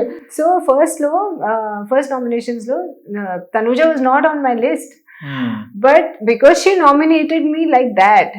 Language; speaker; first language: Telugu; non-native, learner; Hindi